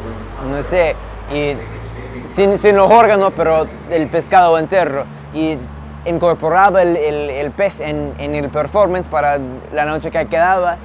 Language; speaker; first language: Spanish; non-native, fluent; English